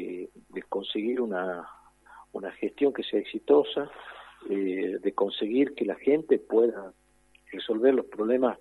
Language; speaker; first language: Spanish; native; Spanish